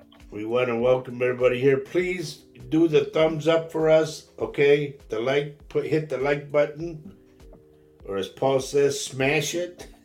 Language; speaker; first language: English; native; English